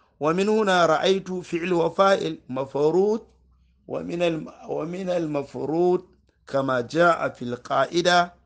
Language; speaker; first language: Arabic; non-native, fluent; Hausa